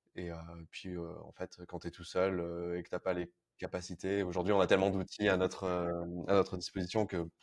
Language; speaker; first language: French; native; French